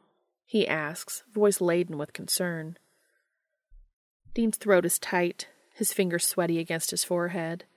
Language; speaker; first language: English; native; English